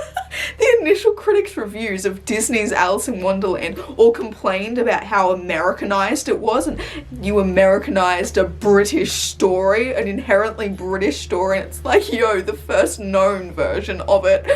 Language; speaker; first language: English; native; English